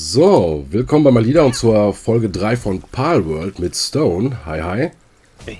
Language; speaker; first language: German; native; German